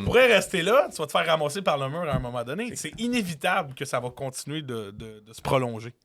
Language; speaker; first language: French; native; French